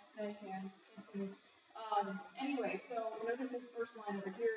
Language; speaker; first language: English; native; English